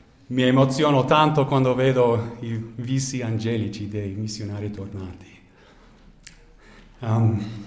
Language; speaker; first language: Italian; native; Italian